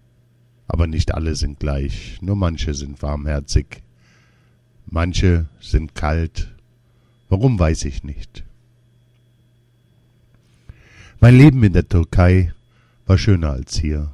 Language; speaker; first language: German; non-native, learner; Kurdish